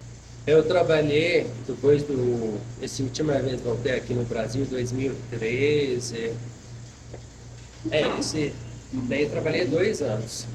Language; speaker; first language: Portuguese; non-native, fluent; Arabic